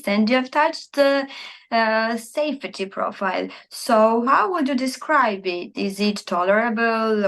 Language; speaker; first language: English; non-native, fluent; Armenian